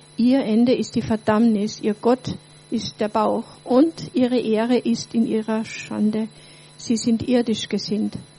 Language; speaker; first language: German; native; German